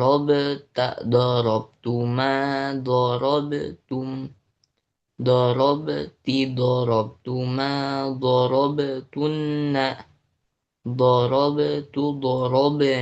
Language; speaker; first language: Arabic; non-native, learner; Indonesian